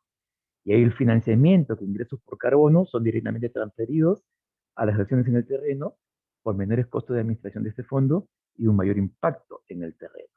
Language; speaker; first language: Spanish; native; Spanish